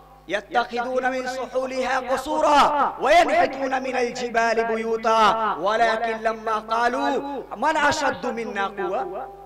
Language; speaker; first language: Arabic; non-native, learner; Urdu